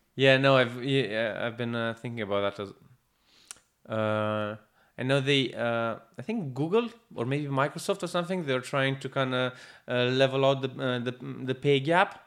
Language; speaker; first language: English; non-native, fluent; Romanian